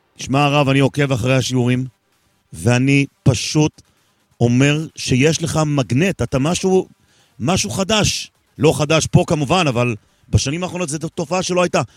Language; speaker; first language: Hebrew; native; Hebrew